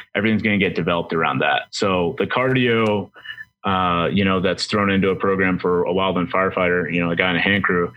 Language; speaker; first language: English; native; English